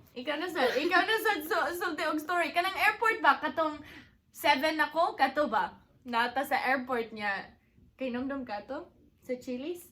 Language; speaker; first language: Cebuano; non-native, local second language; English